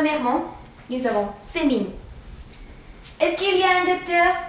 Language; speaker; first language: French; non-native, learner; Spanish